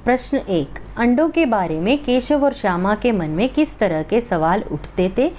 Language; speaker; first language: Hindi; non-native, local second language; Malayalam